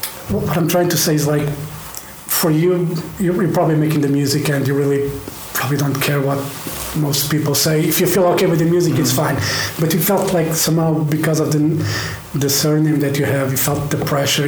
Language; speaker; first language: English; non-native, fluent; Portuguese